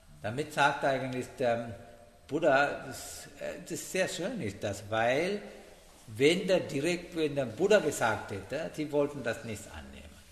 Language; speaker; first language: German; non-native, learner; Sinhala